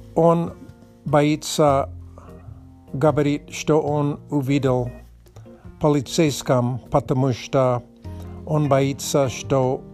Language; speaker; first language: Russian; non-native, learner; English